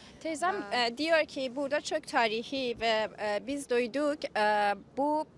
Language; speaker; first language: Turkish; non-native, learner; Persian